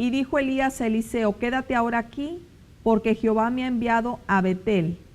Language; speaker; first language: Spanish; native; Spanish